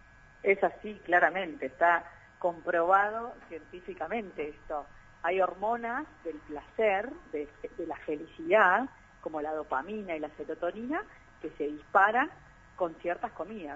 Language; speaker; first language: Spanish; native; Spanish